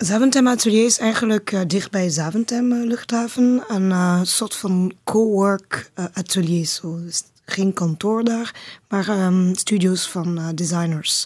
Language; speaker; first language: Dutch; non-native, learner; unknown